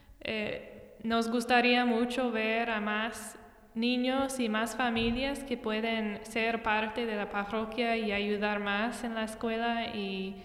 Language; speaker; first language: Spanish; non-native, fluent; English